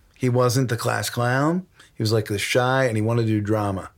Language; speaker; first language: English; native; English